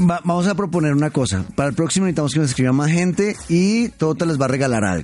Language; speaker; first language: Spanish; native; Spanish